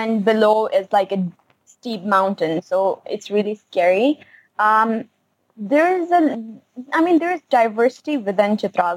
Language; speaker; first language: English; non-native, local second language; Khowar